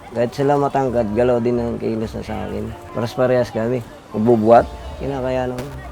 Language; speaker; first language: Filipino; native; Filipino